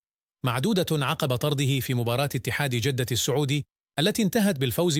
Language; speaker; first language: Arabic; native; Arabic